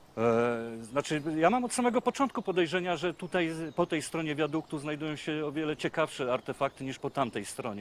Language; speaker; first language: Polish; native; Polish